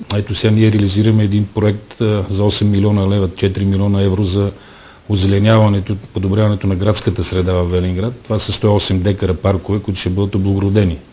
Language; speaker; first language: Bulgarian; native; Bulgarian